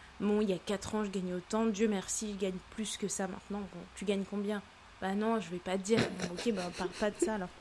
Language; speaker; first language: French; early bilingual, other home language; Lingala